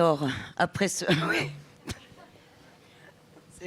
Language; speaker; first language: French; native; French